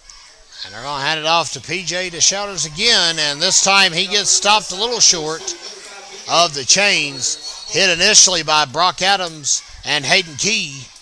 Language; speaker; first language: English; native; English